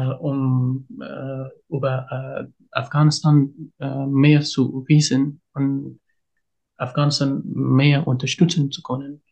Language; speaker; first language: German; non-native, learner; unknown